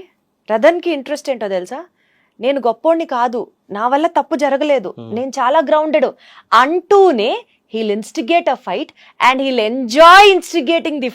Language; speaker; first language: Telugu; native; Telugu